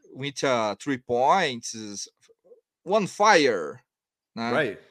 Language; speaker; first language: English; non-native, learner; Portuguese